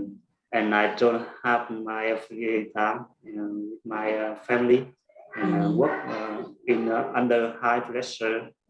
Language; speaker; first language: English; non-native, learner; Vietnamese